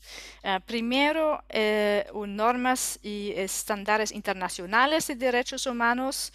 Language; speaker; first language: Spanish; non-native, learner; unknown